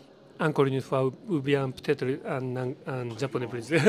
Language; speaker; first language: French; non-native, learner; Japanese